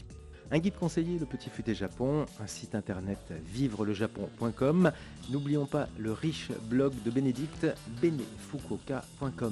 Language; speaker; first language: French; native; French